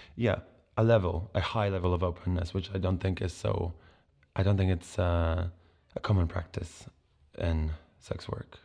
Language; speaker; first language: English; non-native, fluent; Polish